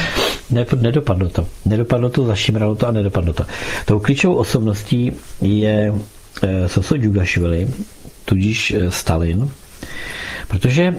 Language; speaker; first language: Czech; native; Czech